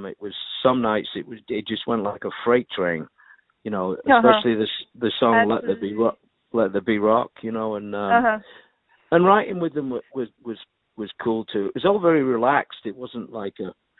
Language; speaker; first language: English; native; English